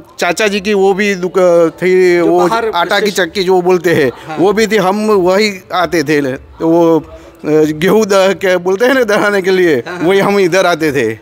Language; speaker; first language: Hindi; non-native, local second language; Gujarati